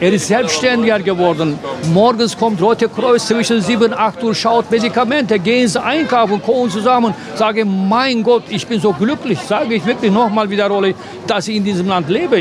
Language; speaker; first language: German; non-native, fluent; Turkish